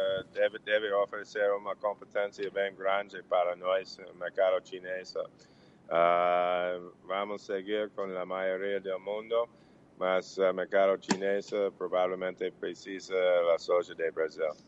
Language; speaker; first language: Portuguese; non-native, learner; English